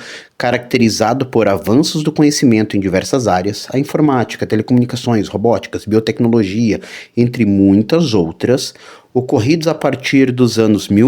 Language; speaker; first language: Portuguese; native; Portuguese